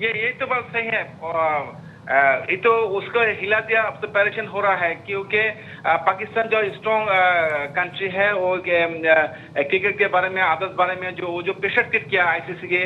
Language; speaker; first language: Hindi; non-native, fluent; Bangla